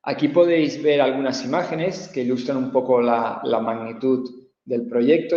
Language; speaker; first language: Spanish; native; Spanish